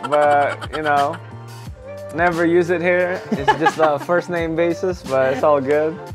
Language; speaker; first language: English; early bilingual, other home language; Indonesian